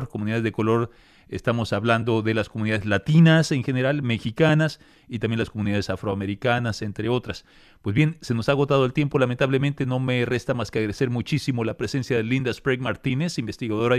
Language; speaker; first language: Spanish; native; Spanish